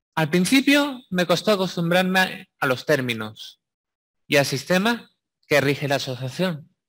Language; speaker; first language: Spanish; native; Spanish